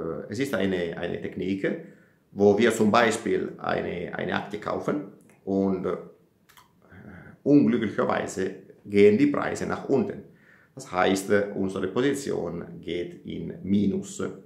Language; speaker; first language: German; non-native, fluent; Italian